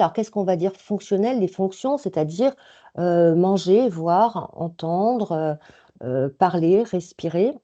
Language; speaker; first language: French; native; French